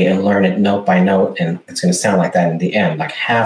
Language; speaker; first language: English; non-native, fluent; Swedish